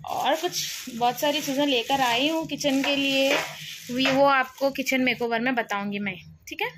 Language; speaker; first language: Hindi; non-native, local second language; Urdu